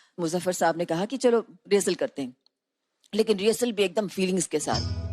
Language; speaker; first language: Hindi; non-native, local second language; Tamil